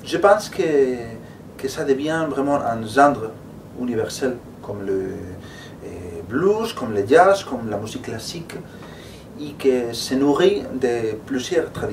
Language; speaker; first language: French; non-native, fluent; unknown